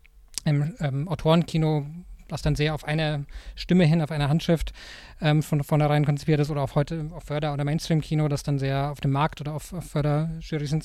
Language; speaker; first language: German; native; German